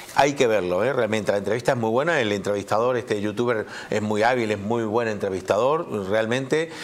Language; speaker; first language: Spanish; native; Spanish